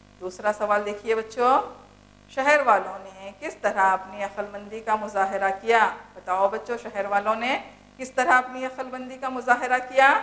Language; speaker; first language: Urdu; native; Urdu